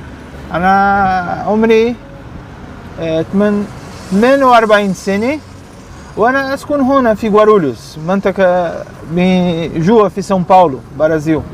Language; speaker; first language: Arabic; non-native, learner; Portuguese